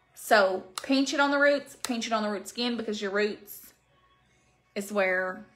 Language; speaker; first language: English; native; English